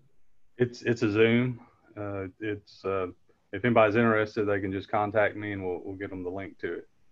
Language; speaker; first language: English; native; English